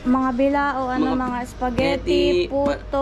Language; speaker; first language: Filipino; native; Filipino